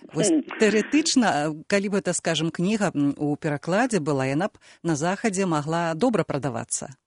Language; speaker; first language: Belarusian; native; Belarusian